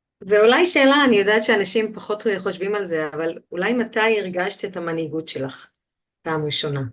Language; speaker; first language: Hebrew; native; Hebrew